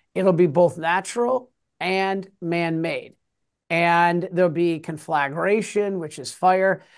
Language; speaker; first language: English; native; English